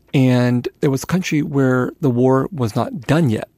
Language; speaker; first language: English; early bilingual, other home language; Vietnamese